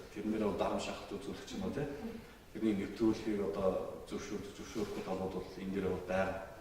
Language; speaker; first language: Mongolian; non-native, local second language; Kazakh